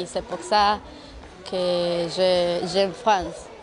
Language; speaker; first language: French; non-native, learner; Spanish